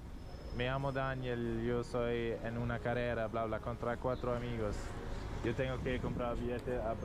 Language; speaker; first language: Spanish; non-native, learner; German